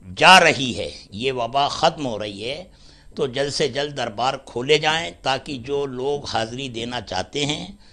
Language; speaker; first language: Hindi; native; Hindi